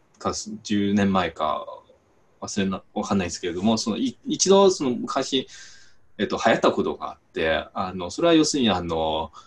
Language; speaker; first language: Japanese; non-native, fluent; Chinese